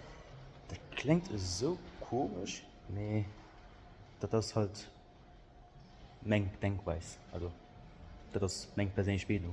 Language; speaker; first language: German; non-native, local second language; Luxembourgish